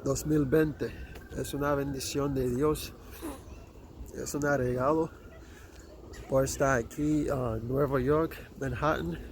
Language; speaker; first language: Spanish; non-native, fluent; Haitian Creole